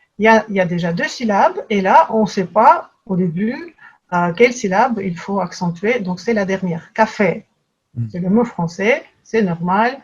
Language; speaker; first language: French; non-native, fluent; Russian